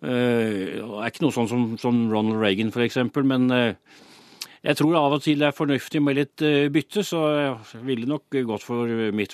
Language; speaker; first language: Norwegian; native; Norwegian